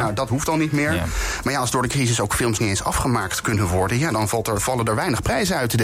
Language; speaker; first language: Dutch; native; Dutch